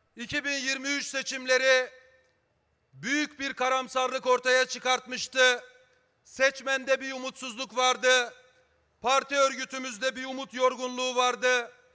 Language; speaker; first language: Turkish; native; Turkish